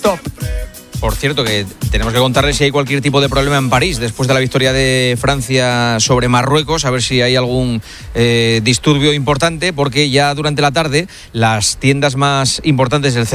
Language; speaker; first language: Spanish; native; Spanish